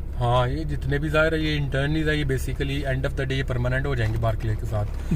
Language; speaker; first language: Urdu; non-native, local second language; Punjabi